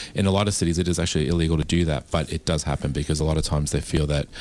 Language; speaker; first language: English; native; English